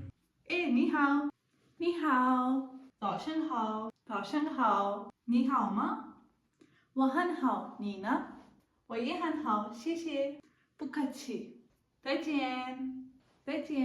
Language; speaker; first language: Chinese; non-native, fluent; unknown